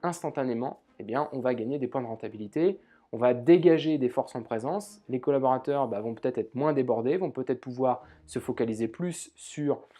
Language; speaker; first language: French; native; French